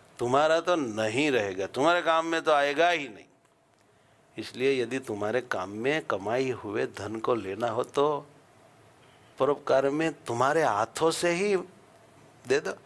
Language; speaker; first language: Hindi; non-native, local second language; Gujarati